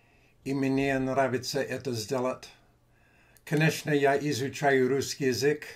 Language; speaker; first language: Russian; non-native, learner; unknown